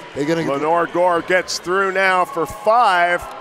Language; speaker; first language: English; native; English